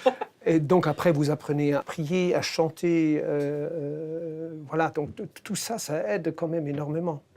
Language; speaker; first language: French; non-native, fluent; German